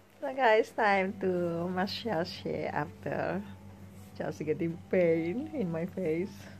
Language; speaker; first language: English; non-native, learner; Indonesian